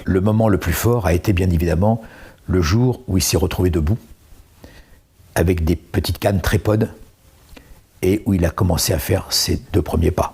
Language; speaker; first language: French; native; French